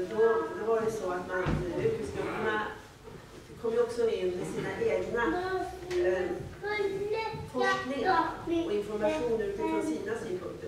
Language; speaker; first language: Swedish; native; Swedish